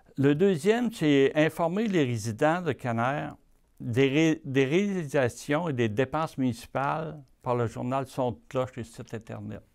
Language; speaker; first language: French; native; French